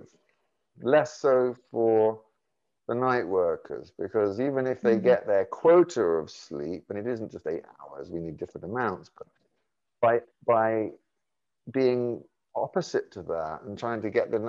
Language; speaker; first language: English; native; English